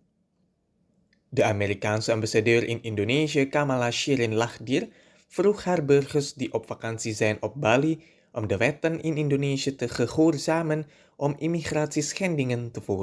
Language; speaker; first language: Dutch; non-native, fluent; Indonesian